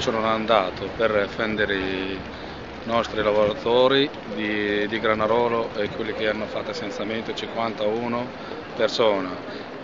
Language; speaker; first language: Italian; non-native, learner; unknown